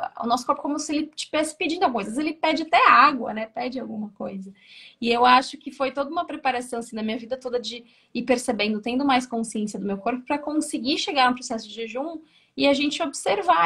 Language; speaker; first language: Portuguese; native; Portuguese